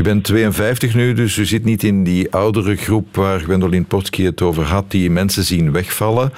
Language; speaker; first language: Dutch; native; Dutch